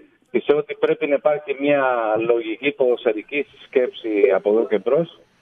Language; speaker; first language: Greek; non-native, fluent; Spanish